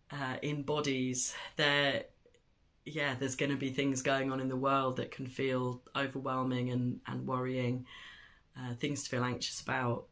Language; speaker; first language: English; native; English